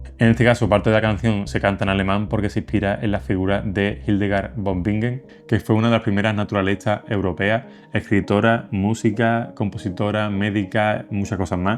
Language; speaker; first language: Spanish; native; Spanish